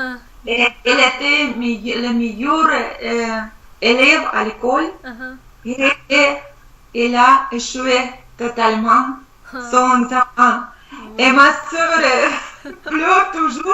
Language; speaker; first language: French; non-native, learner; Russian